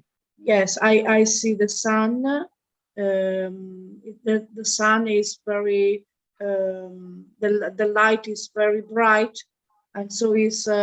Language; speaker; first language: English; non-native, learner; Italian